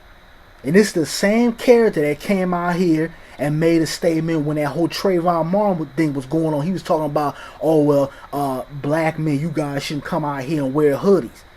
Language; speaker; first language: English; native; English